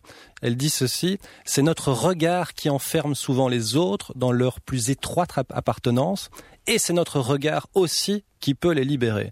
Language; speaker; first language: French; native; French